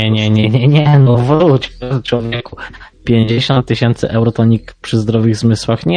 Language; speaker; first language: Polish; native; Polish